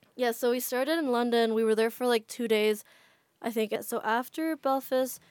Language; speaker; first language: English; non-native, fluent; Indonesian